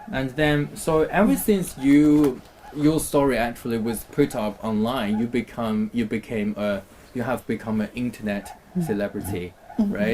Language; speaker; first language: English; non-native, fluent; Chinese